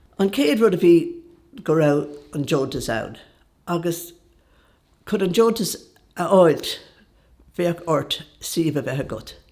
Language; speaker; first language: Irish; non-native, local second language; English